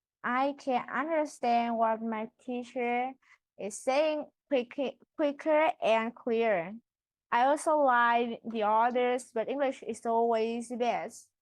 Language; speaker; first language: English; non-native, learner; Vietnamese